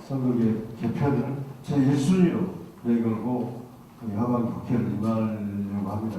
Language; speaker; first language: Korean; native; Korean